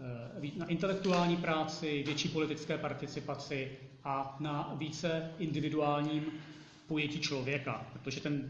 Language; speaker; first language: Czech; native; Czech